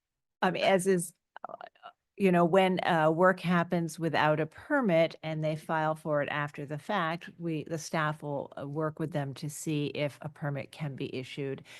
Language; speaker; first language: English; native; English